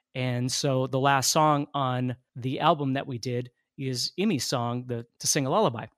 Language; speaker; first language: English; native; English